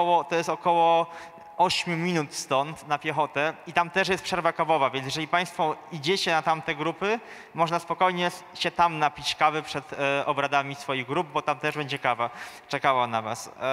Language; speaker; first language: Polish; native; Polish